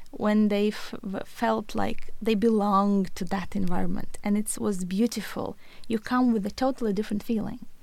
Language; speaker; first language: English; non-native, fluent; Latvian